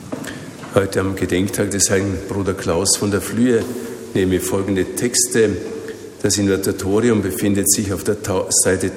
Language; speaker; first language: German; native; German